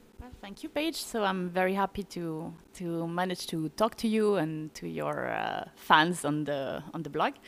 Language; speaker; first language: English; non-native, fluent; French